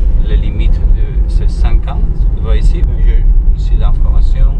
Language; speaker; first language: French; non-native, learner; Spanish